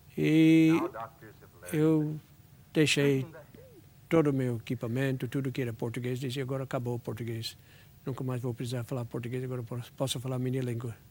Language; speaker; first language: Portuguese; non-native, fluent; English